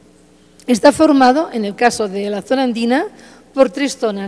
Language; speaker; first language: Spanish; native; Spanish